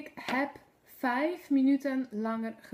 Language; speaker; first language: Dutch; non-native, fluent; Polish